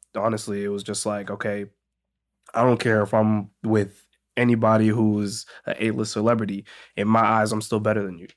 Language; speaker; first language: English; native; English